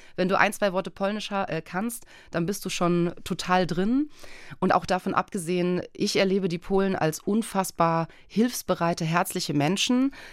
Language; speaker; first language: German; early bilingual, other home language; Polish